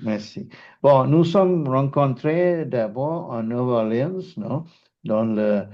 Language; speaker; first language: French; non-native, fluent; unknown